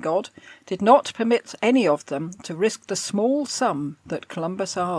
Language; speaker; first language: English; native; English